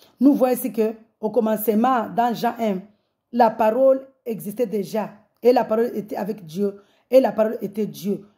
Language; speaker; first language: French; non-native, local second language; Comorian